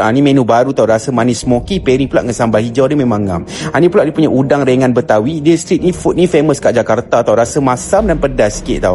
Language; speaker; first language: Malay; native; Malay